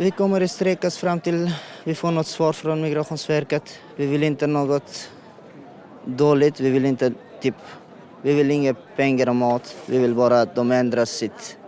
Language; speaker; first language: Swedish; non-native, learner; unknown